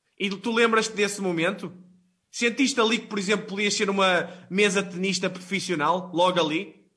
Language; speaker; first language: Portuguese; native; Portuguese